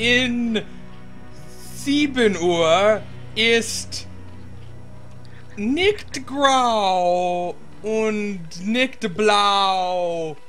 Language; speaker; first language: German; non-native, learner; English